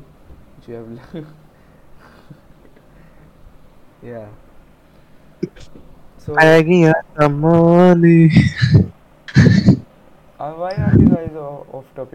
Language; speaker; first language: English; non-native, local second language; Hindi